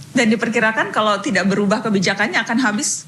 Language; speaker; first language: Indonesian; native; Indonesian